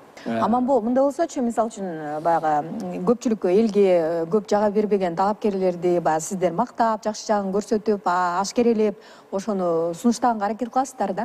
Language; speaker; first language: Kyrgyz; native; Kyrgyz